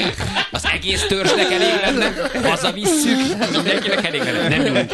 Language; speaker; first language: Hungarian; native; Hungarian